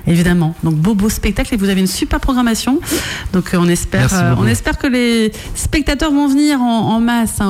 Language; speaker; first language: French; native; French